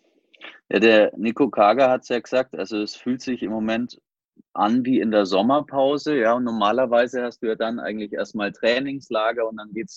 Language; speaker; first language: German; native; German